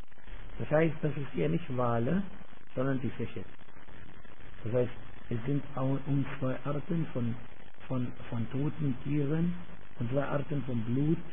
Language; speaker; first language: German; non-native, fluent; Arabic